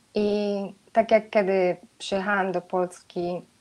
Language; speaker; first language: Polish; non-native, fluent; Japanese